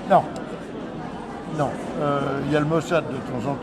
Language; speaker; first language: French; early bilingual, other home language; Yiddish